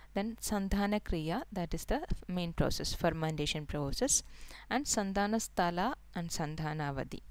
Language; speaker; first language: English; non-native, local second language; Malayalam